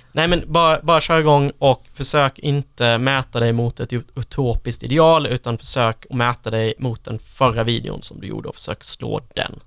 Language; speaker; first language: Swedish; native; Swedish